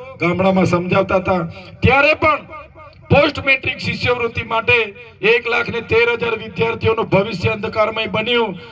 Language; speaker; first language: Gujarati; non-native, local second language; Vasavi